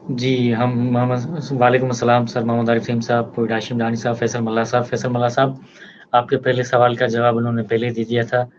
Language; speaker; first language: Urdu; non-native, local second language; Sindhi